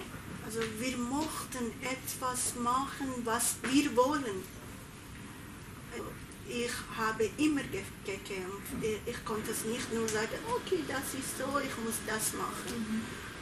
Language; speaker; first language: German; non-native, learner; Persian